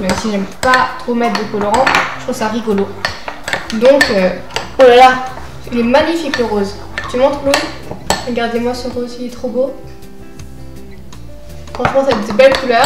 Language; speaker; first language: French; native; French